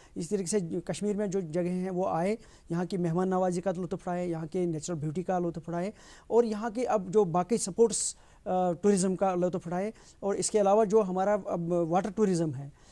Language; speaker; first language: Hindi; non-native, local second language; Kashmiri